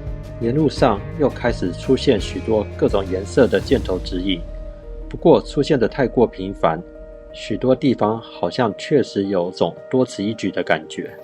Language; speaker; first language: Chinese; native; Chinese